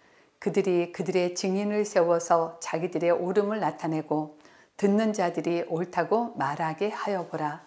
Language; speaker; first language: Korean; native; Korean